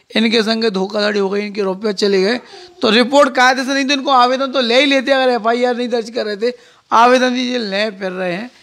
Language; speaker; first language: Hindi; native; Hindi